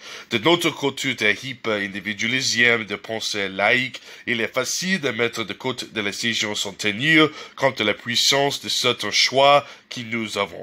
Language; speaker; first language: French; non-native, learner; English